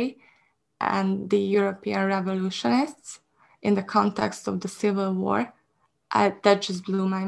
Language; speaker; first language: English; non-native, fluent; Hungarian